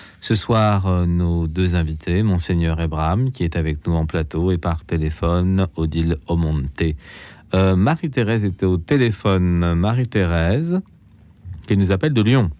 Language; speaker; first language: French; native; French